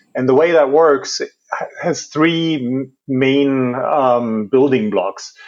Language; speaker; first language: English; non-native, fluent; German